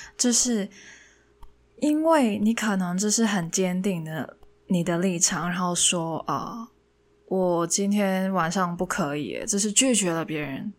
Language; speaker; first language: Chinese; non-native, local second language; Cantonese